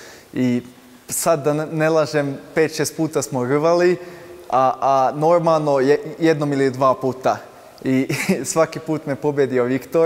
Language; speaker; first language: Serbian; non-native, local second language; Hungarian